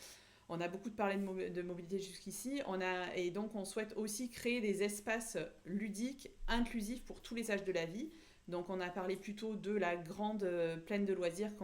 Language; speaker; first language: French; native; French